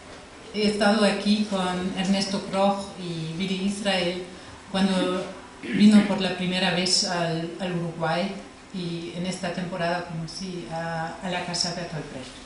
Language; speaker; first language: Spanish; non-native, fluent; German